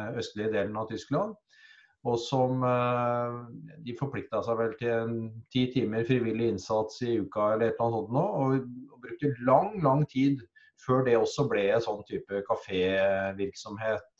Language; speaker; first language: Norwegian; native; Norwegian